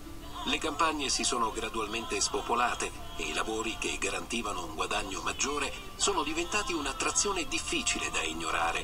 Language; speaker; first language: Italian; native; Italian